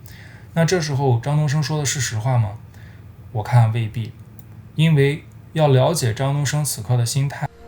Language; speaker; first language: Chinese; native; Chinese